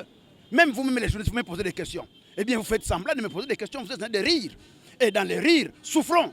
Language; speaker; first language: French; non-native, local second language; Lingala